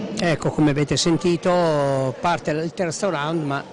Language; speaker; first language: Italian; native; Italian